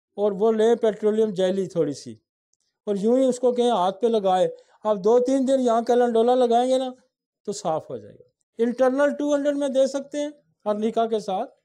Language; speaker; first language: Urdu; non-native, local second language; Saraiki